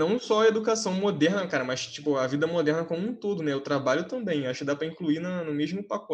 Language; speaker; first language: Portuguese; native; Portuguese